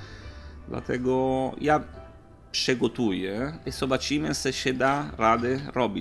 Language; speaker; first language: Polish; non-native, learner; Italian